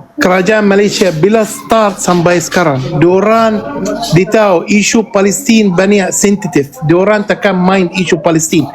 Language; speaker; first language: Malay; non-native, fluent; Arabic